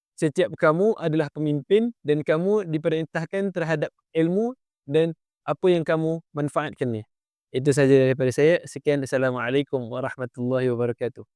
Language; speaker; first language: Malay; native; Malay